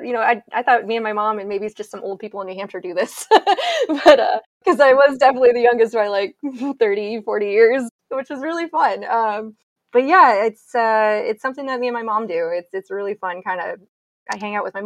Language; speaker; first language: English; native; English